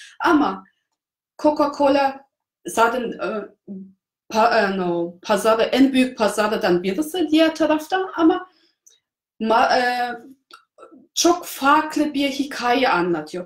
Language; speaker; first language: Turkish; non-native, fluent; German